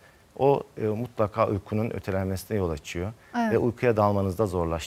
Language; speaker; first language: Turkish; native; Turkish